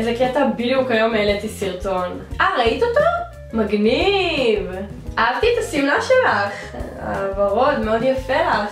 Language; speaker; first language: Hebrew; native; Hebrew